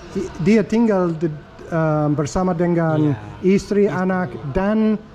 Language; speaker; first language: Indonesian; non-native, learner; English